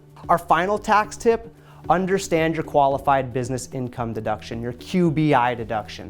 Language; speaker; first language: English; native; English